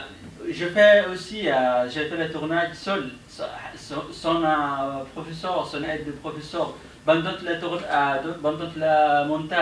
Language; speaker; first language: French; non-native, learner; Arabic